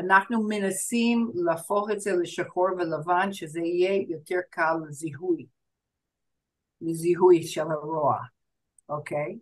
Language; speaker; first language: Hebrew; non-native, fluent; English